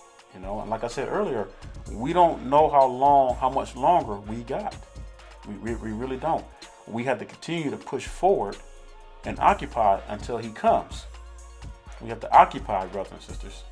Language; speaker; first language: English; native; English